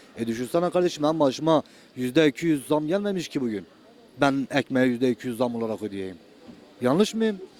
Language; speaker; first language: Turkish; native; Turkish